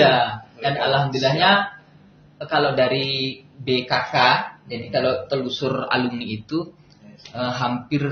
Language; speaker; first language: Indonesian; native; Indonesian